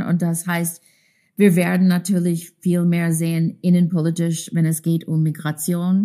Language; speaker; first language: German; non-native, fluent; English